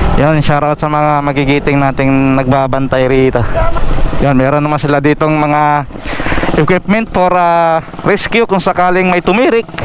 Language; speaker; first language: Filipino; native; Filipino